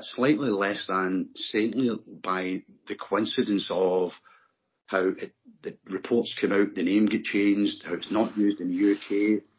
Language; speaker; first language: English; native; English